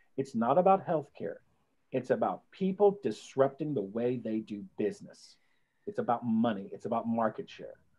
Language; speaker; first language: English; native; English